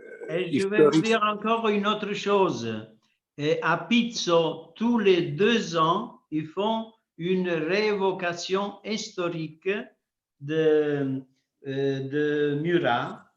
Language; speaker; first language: French; non-native, fluent; Italian